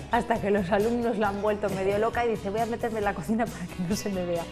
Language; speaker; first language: Spanish; native; Spanish